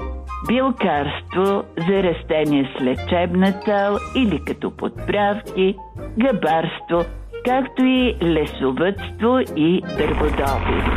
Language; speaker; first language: Bulgarian; native; Bulgarian